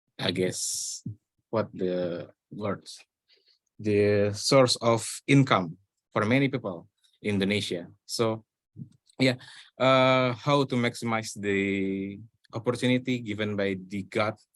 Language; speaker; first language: English; non-native, learner; Indonesian